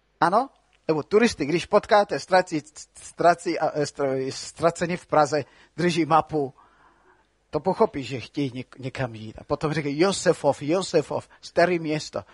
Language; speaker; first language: Czech; non-native, fluent; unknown